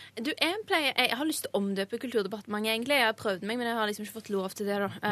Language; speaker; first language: Norwegian; early bilingual, other home language; Urdu